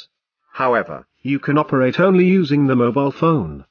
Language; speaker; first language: English; non-native, fluent; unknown